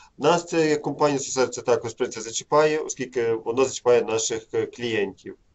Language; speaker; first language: Ukrainian; native; Ukrainian